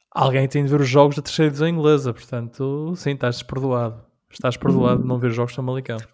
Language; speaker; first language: Portuguese; early bilingual, heritage; Portuguese